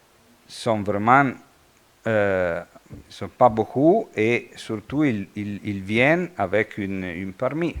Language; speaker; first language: French; non-native, fluent; Italian